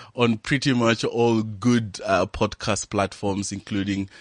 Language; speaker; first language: English; non-native, local second language; Venda